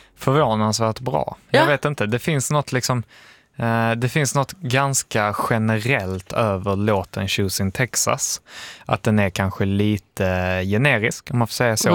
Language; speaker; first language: Swedish; native; Swedish